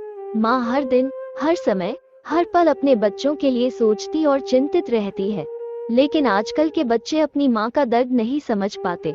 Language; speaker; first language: Hindi; native; Hindi